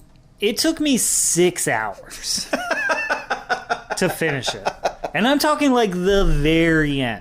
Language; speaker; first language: English; native; English